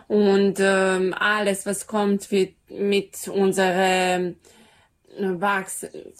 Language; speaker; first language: German; non-native, learner; Serbian